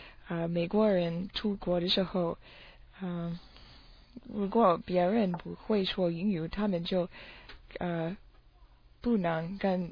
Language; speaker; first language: Chinese; non-native, learner; English